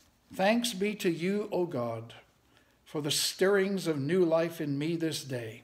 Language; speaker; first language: English; native; English